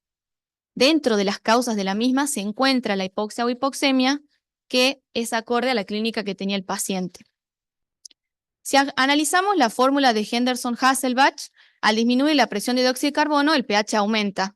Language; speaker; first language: Spanish; native; Spanish